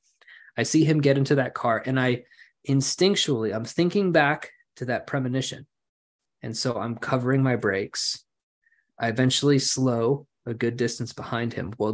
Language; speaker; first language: English; native; English